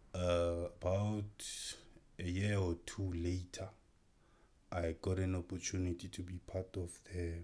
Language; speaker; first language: English; non-native, local second language; Tswana